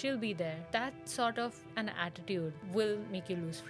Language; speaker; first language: English; non-native, local second language; Marathi